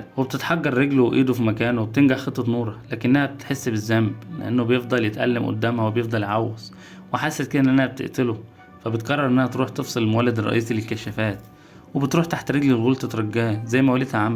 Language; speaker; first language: Arabic; native; Arabic